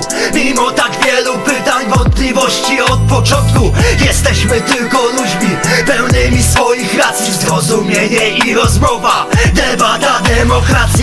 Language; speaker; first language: Polish; native; Polish